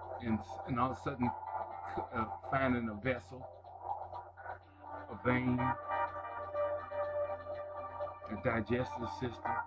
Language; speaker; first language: English; native; English